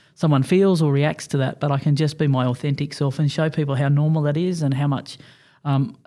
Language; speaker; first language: English; native; English